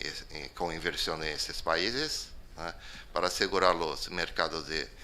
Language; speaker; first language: Spanish; non-native, fluent; Portuguese